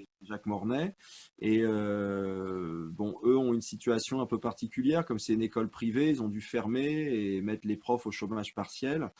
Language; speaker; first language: French; native; French